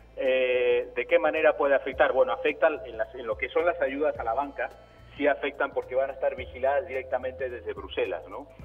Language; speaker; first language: Spanish; native; Spanish